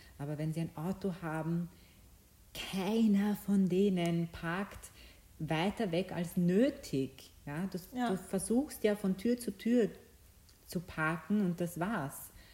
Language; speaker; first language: German; early bilingual, other home language; Bosnian